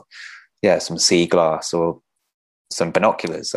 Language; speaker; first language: English; native; English